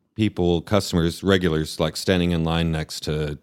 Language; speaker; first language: English; native; English